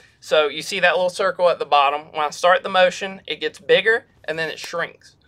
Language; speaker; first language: English; native; English